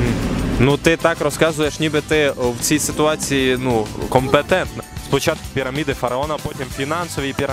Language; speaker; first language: Ukrainian; native; Ukrainian